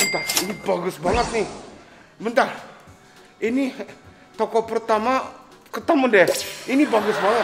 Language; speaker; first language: Indonesian; non-native, fluent; Japanese